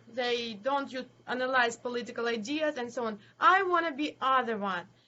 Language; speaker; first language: English; non-native, learner; Ukrainian